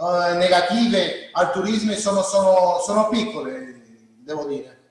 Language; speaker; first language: Italian; non-native, learner; Spanish